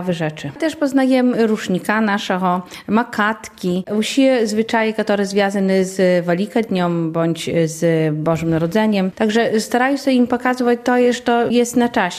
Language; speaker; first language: Polish; non-native, local second language; Belarusian